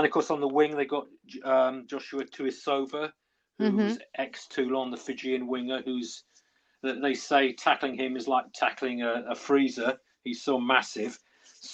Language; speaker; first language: English; native; English